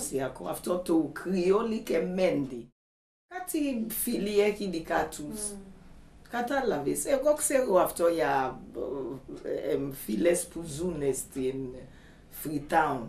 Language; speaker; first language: Greek; non-native, learner; Krio